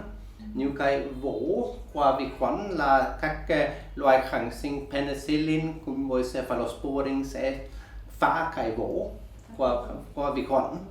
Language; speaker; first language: Vietnamese; non-native, learner; Swedish